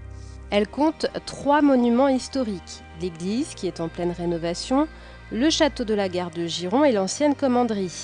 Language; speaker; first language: French; native; French